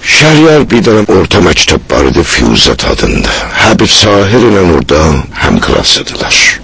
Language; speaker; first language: Azerbaijani; native; Azerbaijani